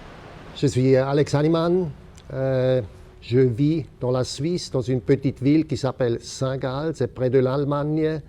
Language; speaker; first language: French; non-native, fluent; German